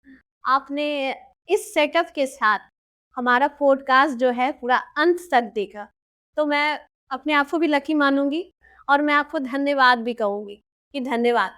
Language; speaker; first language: Hindi; native; Hindi